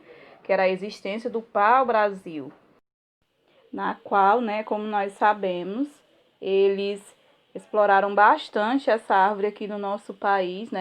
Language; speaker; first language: Portuguese; native; Portuguese